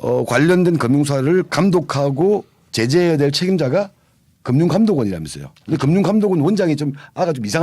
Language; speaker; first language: Korean; native; Korean